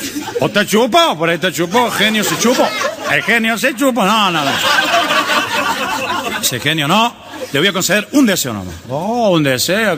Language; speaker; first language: Spanish; native; Spanish